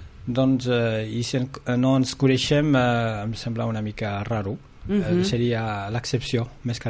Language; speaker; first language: Catalan; non-native, fluent; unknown